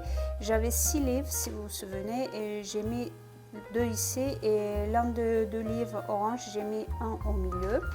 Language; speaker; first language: French; non-native, fluent; Turkish